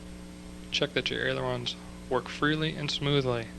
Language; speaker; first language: English; native; English